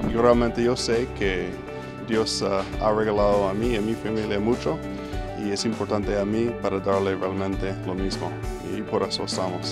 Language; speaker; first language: Spanish; non-native, fluent; English